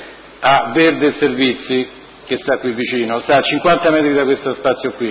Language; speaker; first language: Italian; native; Italian